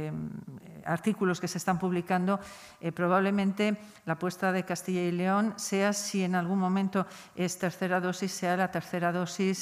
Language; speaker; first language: Spanish; native; Spanish